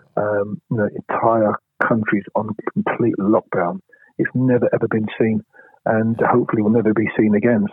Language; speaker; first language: English; native; English